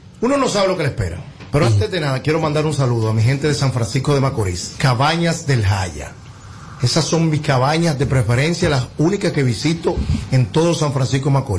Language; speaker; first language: Spanish; native; Spanish